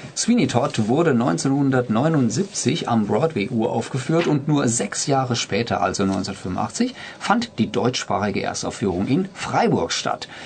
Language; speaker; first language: German; native; German